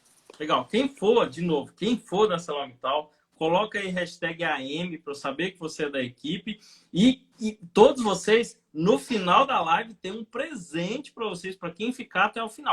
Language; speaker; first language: Portuguese; native; Portuguese